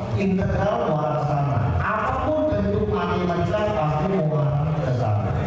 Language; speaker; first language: Indonesian; non-native, local second language; Javanese